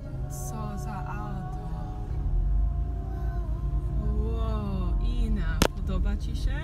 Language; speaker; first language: Polish; non-native, fluent; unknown